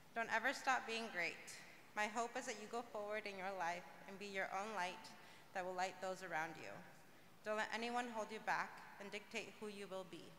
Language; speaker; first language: English; early bilingual, other home language; Spanish